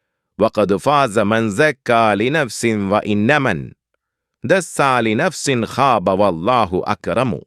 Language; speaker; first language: Arabic; non-native, fluent; Malayalam